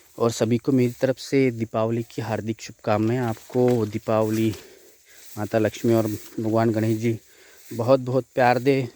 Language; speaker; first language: Hindi; non-native, local second language; Marathi